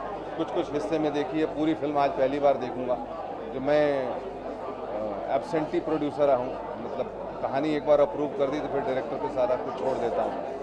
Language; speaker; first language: Hindi; native; Hindi